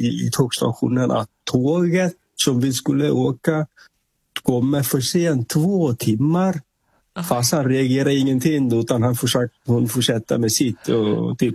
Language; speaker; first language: Swedish; non-native, fluent; Vietnamese